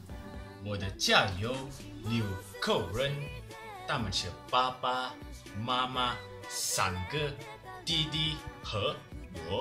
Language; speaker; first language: Chinese; non-native, learner; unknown